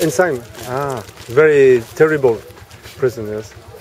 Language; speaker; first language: English; non-native, learner; French